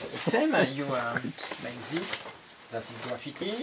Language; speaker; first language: English; non-native, learner; French